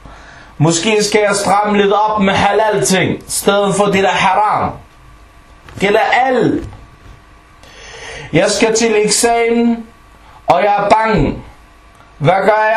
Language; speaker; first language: Danish; early bilingual, other home language; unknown